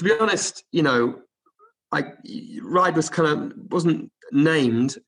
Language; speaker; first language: English; native; English